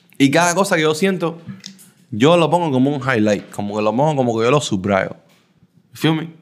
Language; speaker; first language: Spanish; early bilingual, heritage; Spanish